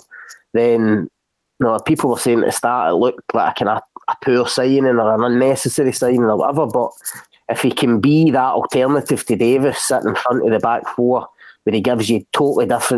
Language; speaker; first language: English; native; English